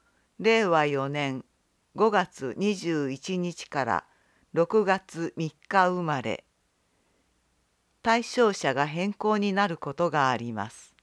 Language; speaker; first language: Japanese; native; Japanese